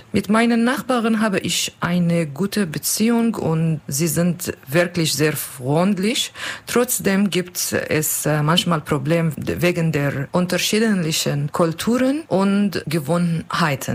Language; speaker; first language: German; non-native, learner; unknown